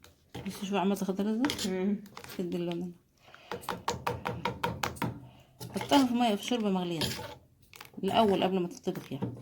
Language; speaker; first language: Arabic; native; Arabic